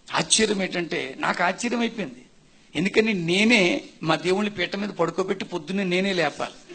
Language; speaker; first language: Telugu; non-native, local second language; Tamil